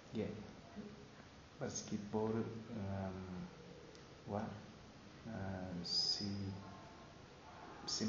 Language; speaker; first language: Japanese; non-native, learner; Vietnamese